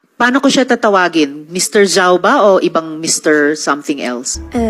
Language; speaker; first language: Filipino; native; Filipino